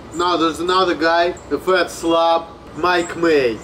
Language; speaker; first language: English; non-native, fluent; Russian